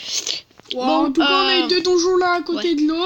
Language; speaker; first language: French; native; French